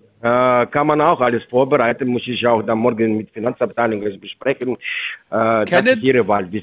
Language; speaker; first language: German; non-native, fluent; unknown